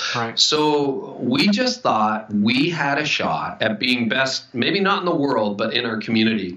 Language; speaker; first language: English; native; English